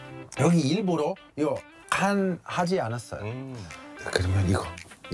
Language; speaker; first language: Korean; non-native, fluent; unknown